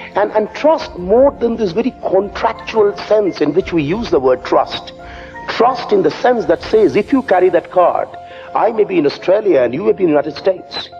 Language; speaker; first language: English; non-native, local second language; Bangla